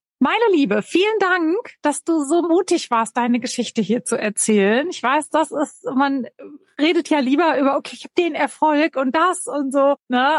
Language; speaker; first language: German; native; German